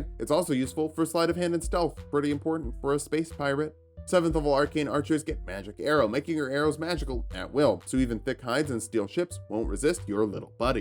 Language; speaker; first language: English; native; English